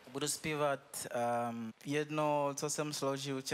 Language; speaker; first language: Czech; non-native, fluent; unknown